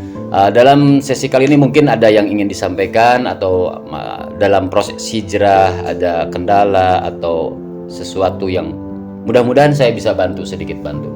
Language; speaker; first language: Indonesian; native; Indonesian